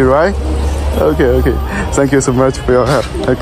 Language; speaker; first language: English; non-native, learner; Chinese